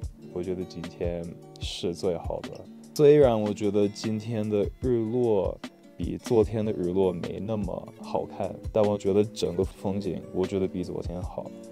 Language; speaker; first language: Chinese; non-native, fluent; English